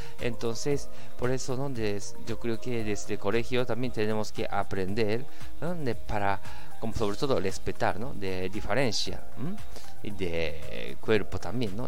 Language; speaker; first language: Spanish; non-native, learner; Japanese